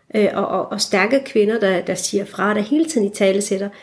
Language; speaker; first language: Danish; early bilingual, other home language; Turkish